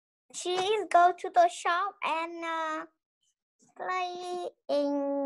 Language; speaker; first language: English; non-native, learner; Vietnamese